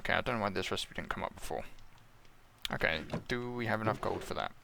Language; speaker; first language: English; native; English